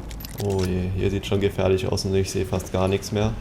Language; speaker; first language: German; native; German